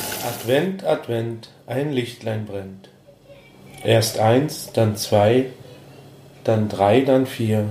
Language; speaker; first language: German; native; German